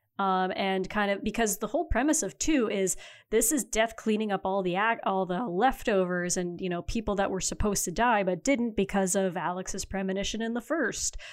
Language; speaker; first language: English; native; English